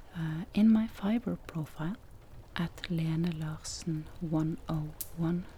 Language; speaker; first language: English; non-native, fluent; Norwegian